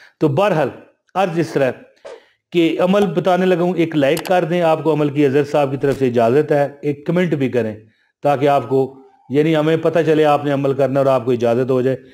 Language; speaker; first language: Urdu; non-native, local second language; Punjabi